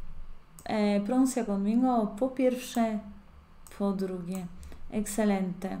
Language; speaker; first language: Spanish; non-native, fluent; Polish